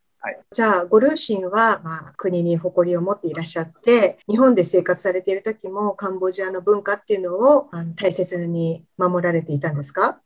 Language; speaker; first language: Japanese; native; Japanese